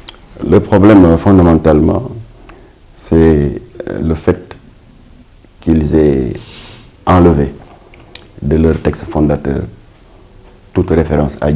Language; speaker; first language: French; non-native, local second language; Wolof